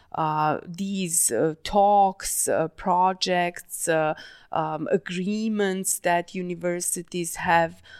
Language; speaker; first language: English; non-native, fluent; Serbian